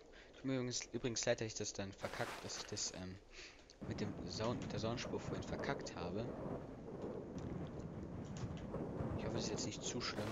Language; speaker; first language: German; native; German